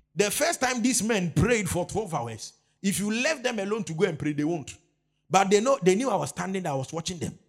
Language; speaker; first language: English; non-native, local second language; Akan